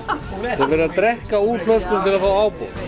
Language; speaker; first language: Icelandic; native; Icelandic